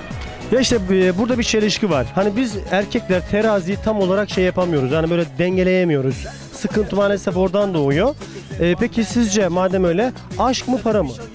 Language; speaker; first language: Turkish; native; Turkish